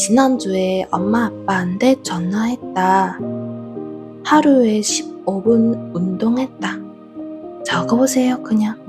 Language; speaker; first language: Korean; non-native, fluent; Vietnamese